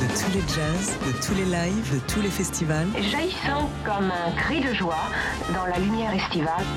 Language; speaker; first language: French; native; French